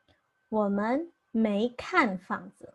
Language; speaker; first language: Chinese; non-native, fluent; Indonesian